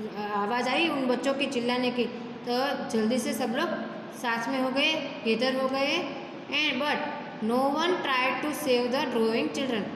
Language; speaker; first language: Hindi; non-native, local second language; Gujarati